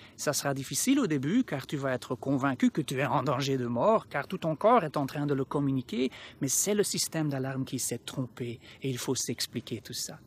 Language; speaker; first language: French; non-native, local second language; Dutch